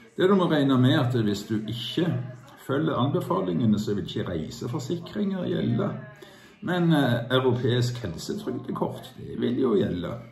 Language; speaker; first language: Norwegian; native; Norwegian